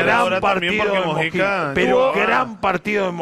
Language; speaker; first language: Spanish; native; Spanish